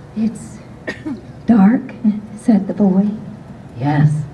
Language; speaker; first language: English; native; English